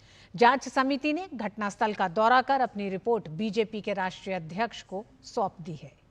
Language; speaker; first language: Hindi; native; Hindi